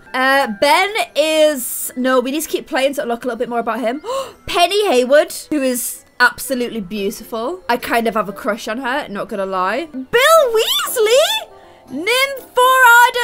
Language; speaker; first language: English; native; English